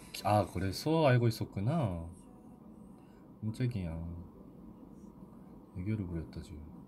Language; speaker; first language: Korean; non-native, fluent; Japanese